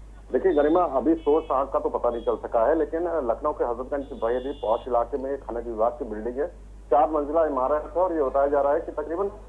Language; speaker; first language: Hindi; native; Hindi